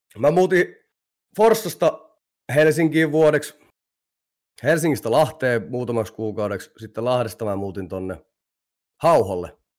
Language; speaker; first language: Finnish; native; Finnish